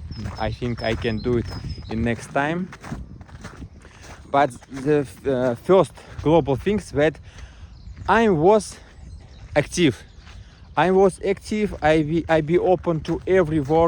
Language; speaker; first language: English; non-native, learner; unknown